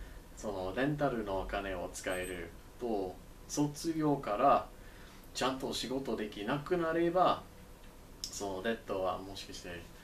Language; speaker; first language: Japanese; non-native, learner; English